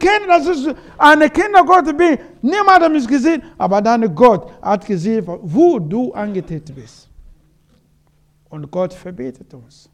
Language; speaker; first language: German; non-native, learner; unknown